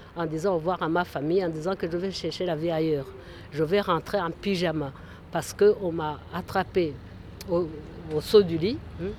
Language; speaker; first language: French; non-native, local second language; Kinyarwanda